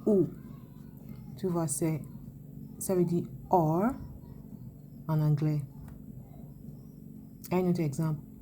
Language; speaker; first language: French; non-native, fluent; English